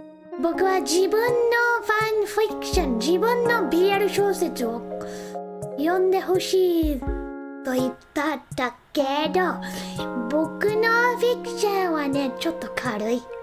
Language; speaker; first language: Japanese; non-native, learner; English